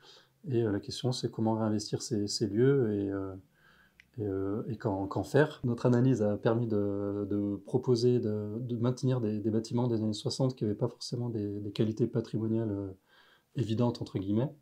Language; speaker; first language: French; native; French